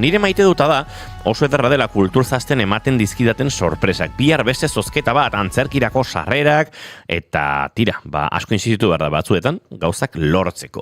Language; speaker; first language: Basque; native; Basque